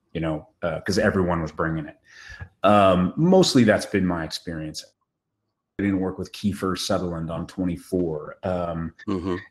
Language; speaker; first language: English; native; English